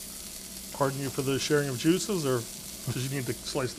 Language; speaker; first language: English; native; English